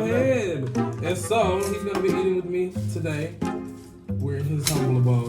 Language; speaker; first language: English; native; English